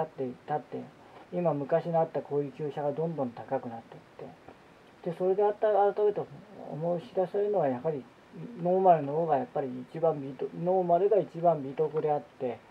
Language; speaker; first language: Japanese; native; Japanese